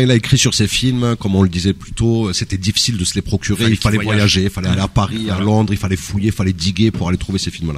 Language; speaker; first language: French; native; French